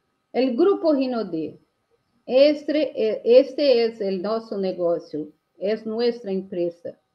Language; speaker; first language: Portuguese; non-native, learner; Spanish